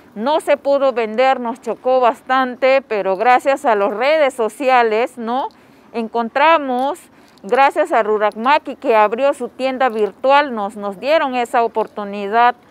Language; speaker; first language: Spanish; non-native, local second language; Shipibo-Conibo